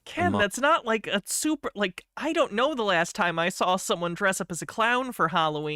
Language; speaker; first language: English; native; English